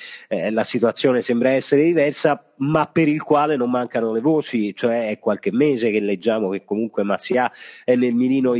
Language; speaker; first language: Italian; native; Italian